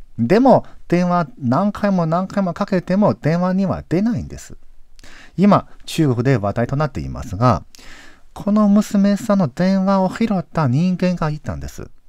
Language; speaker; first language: Japanese; non-native, fluent; Chinese